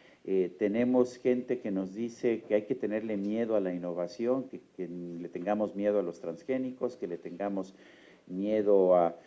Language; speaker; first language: Spanish; native; Spanish